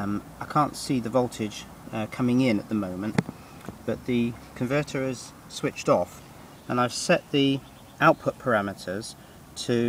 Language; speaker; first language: English; native; English